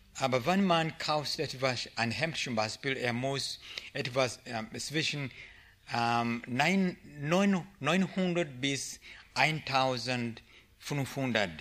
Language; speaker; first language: German; non-native, learner; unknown